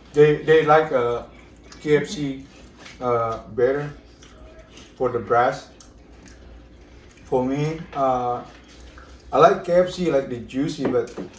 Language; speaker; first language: English; non-native, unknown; Indonesian